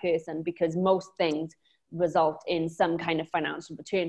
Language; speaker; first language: English; native; English